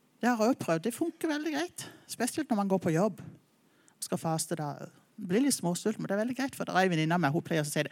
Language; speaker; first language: Norwegian; native; Norwegian